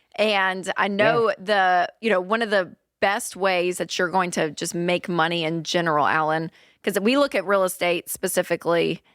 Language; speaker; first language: English; native; English